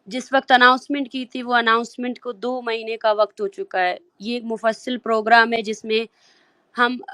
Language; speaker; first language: Urdu; non-native, local second language; Baluchi